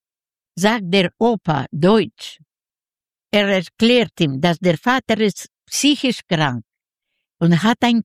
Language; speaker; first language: German; non-native, learner; Yiddish